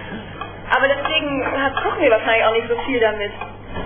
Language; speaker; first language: German; native; German